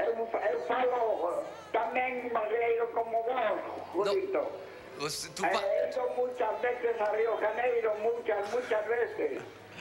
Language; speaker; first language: Portuguese; non-native, learner; Spanish